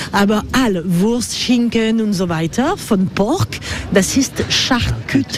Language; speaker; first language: German; non-native, learner; French